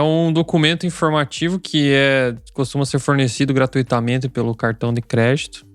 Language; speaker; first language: Portuguese; native; Portuguese